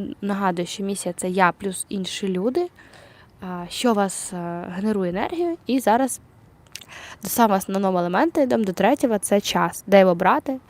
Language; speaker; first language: Ukrainian; non-native, local second language; Russian